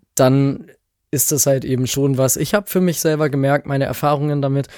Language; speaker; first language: German; native; German